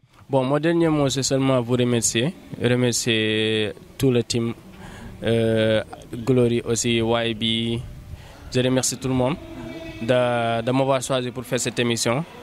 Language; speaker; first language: French; non-native, local second language; Wolof